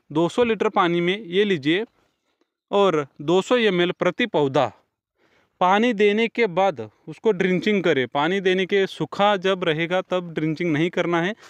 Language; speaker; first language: Hindi; non-native, local second language; Marathi